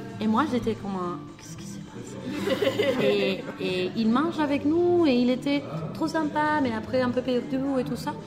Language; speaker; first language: French; non-native, learner; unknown